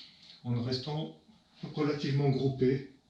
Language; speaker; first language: French; native; French